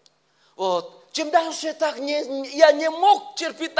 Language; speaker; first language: Russian; non-native, learner; Vietnamese